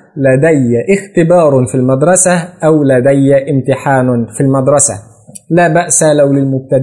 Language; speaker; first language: Arabic; non-native, fluent; Indonesian